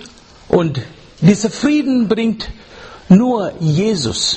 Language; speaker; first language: German; non-native, fluent; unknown